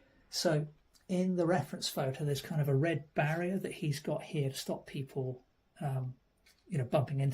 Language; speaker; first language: English; native; English